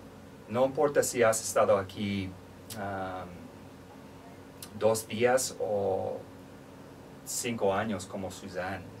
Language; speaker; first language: Spanish; non-native, fluent; English